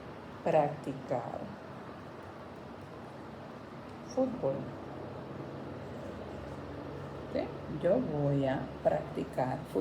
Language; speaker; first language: Spanish; non-native, fluent; English